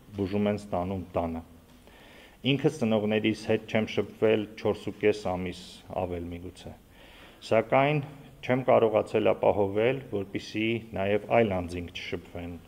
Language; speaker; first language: Armenian; native; Armenian